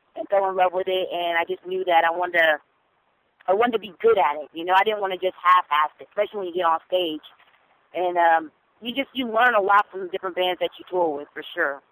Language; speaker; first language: English; non-native, fluent; German